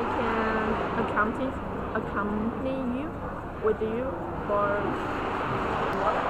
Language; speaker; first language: English; non-native, learner; Chinese